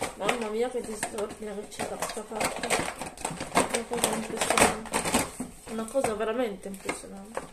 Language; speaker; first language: Italian; native; Italian